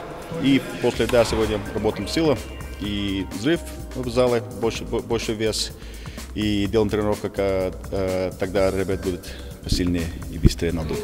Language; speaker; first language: Russian; non-native, learner; Finnish